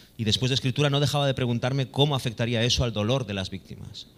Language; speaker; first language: Spanish; native; Spanish